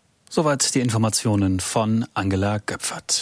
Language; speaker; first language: German; native; German